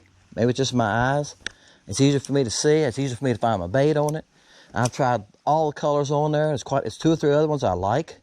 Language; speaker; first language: English; native; English